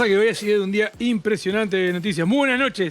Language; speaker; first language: Spanish; native; Spanish